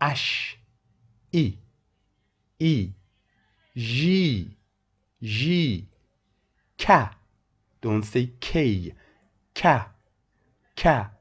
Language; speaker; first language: English; non-native, fluent; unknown